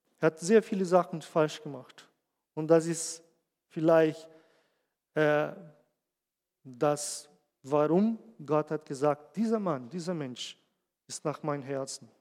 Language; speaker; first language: German; non-native, fluent; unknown